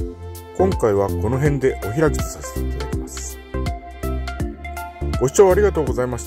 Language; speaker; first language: Japanese; native; Japanese